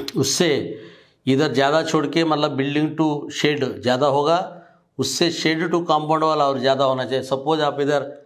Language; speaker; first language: Hindi; non-native, local second language; Telugu